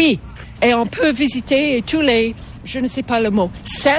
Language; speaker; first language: French; non-native, fluent; English